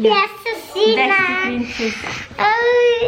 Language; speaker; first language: Dutch; early bilingual, other home language; Turkish